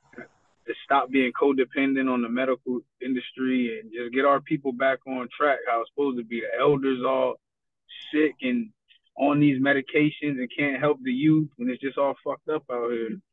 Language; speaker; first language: English; native; English